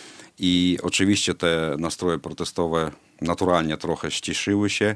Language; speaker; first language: Polish; non-native, fluent; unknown